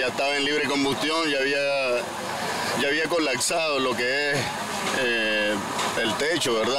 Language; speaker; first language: Spanish; native; Spanish